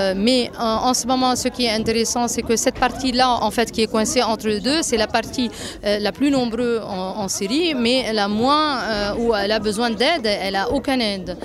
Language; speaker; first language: French; non-native, fluent; Arabic